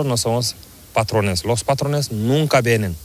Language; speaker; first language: Spanish; non-native, learner; Fula